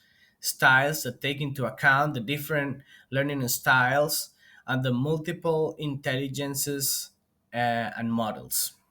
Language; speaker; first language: English; non-native, fluent; Spanish